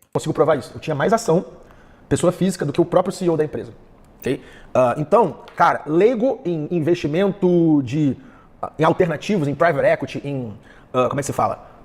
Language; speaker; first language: Portuguese; early bilingual, heritage; Portuguese